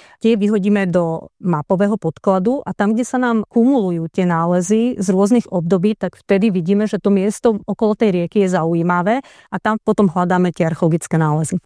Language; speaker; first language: Slovak; native; Slovak